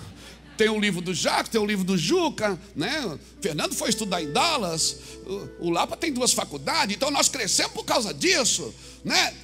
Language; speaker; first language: Portuguese; native; Portuguese